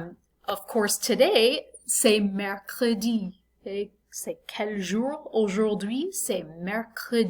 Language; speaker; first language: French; non-native, fluent; English